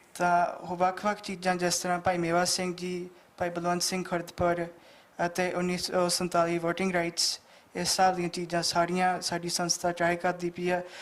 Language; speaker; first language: Punjabi; early bilingual, heritage; Punjabi